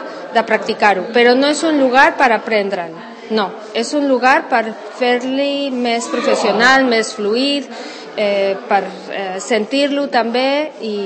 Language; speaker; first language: Catalan; non-native, local second language; Spanish